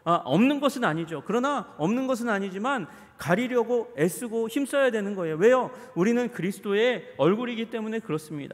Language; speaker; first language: Korean; native; Korean